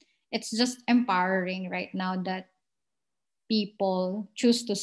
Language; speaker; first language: English; non-native, local second language; Filipino